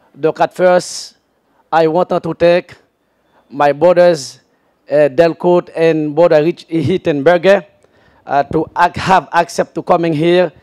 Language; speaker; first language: English; non-native, learner; Haitian Creole